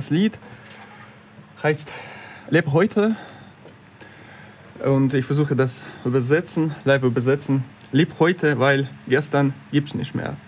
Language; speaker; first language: German; non-native, learner; Ukrainian